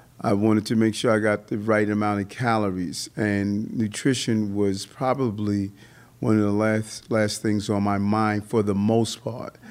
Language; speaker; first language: English; native; English